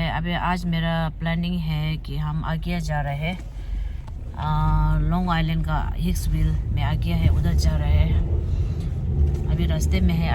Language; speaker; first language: Hindi; non-native, local second language; Tibetan